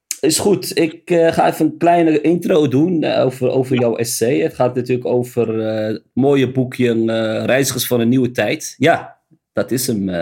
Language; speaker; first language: Dutch; early bilingual, other home language; Riffian